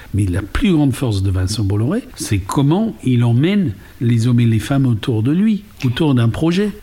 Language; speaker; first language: French; non-native, fluent; English